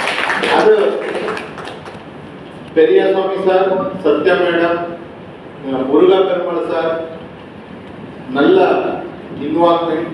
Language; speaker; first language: Tamil; non-native, learner; Kannada